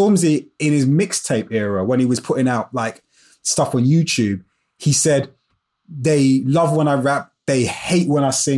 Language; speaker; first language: English; native; English